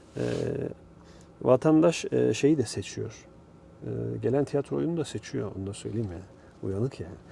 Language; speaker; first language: Turkish; early bilingual, heritage; Turkish